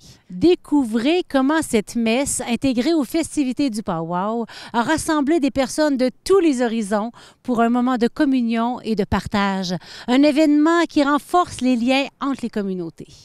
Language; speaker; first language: French; native; French